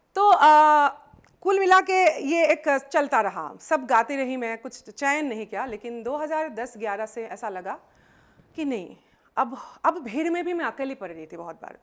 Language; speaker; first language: Hindi; non-native, local second language; Assamese